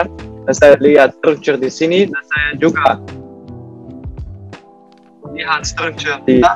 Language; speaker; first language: Indonesian; non-native, learner; Dutch